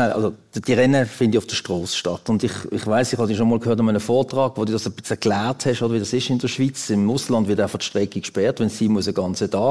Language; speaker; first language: German; native; German